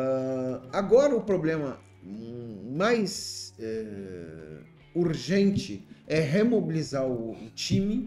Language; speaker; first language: Portuguese; native; Portuguese